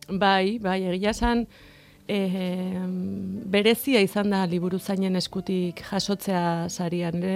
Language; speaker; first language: Basque; non-native, local second language; Spanish